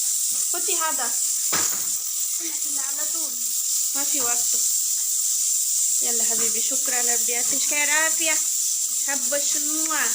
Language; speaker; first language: Arabic; non-native, learner; Bangla